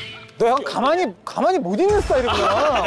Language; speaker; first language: Korean; native; Korean